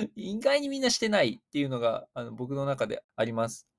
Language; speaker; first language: Japanese; native; Japanese